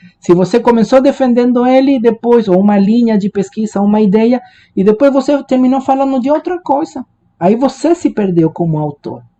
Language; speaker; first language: Portuguese; non-native, fluent; Spanish